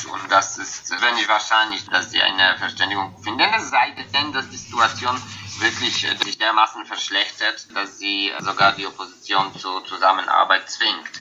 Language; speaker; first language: German; non-native, fluent; Polish